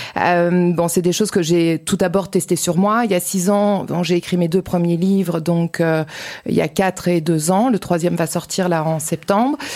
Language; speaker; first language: French; native; French